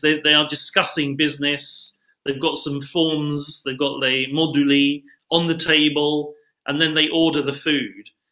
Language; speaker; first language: English; native; English